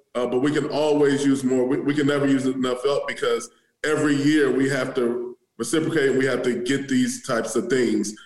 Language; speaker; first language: English; native; English